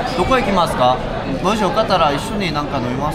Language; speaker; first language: Japanese; non-native, learner; Korean